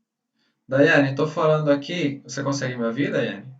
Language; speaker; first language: Portuguese; non-native, fluent; Spanish